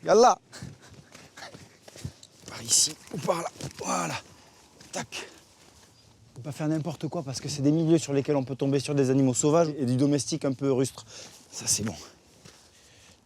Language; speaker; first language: French; native; French